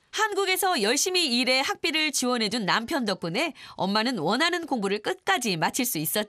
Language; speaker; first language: Korean; native; Korean